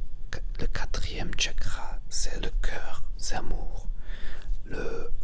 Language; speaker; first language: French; non-native, learner; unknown